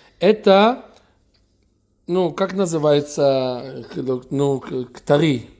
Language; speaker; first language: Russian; early bilingual, heritage; Russian